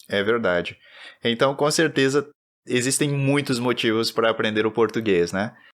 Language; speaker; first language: Portuguese; native; Portuguese